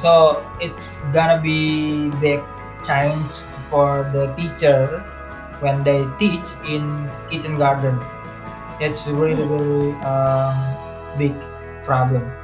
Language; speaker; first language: English; non-native, learner; Indonesian